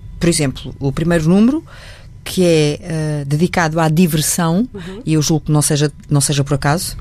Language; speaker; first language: Portuguese; native; Portuguese